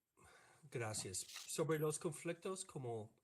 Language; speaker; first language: Spanish; non-native, fluent; English